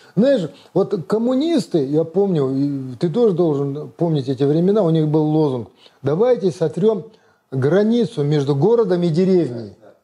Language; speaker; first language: Russian; non-native, local second language; Kazakh